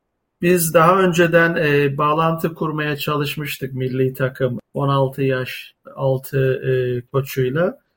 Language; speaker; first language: Turkish; native; Turkish